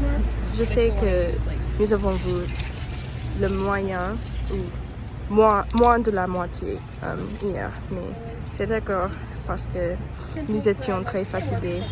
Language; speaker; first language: French; non-native, learner; English